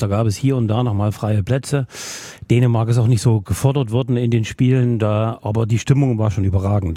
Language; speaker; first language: German; native; German